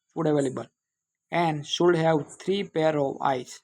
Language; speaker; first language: English; non-native, local second language; Gujarati